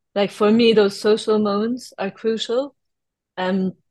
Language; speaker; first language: English; non-native, fluent; French